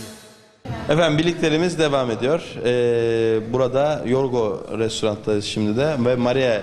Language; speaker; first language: Turkish; native; Turkish